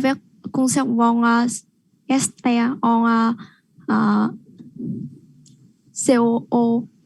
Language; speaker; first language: French; non-native, learner; Vietnamese